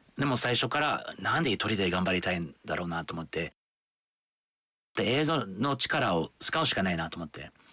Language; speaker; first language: Japanese; non-native, fluent; English